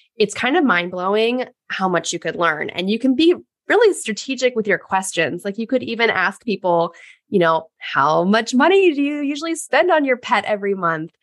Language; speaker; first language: English; native; English